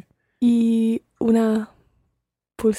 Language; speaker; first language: Spanish; non-native, learner; English